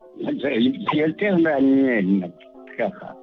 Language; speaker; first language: Hebrew; non-native, fluent; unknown